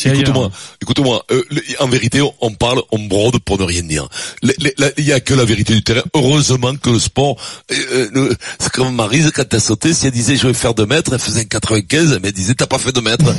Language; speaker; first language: French; native; French